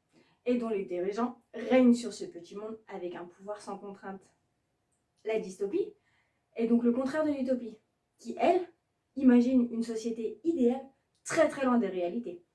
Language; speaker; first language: French; native; French